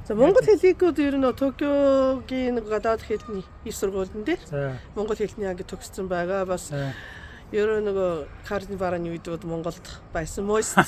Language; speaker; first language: Mongolian; non-native, fluent; Japanese